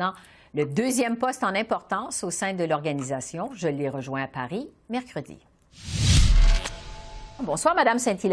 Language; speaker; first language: French; native; French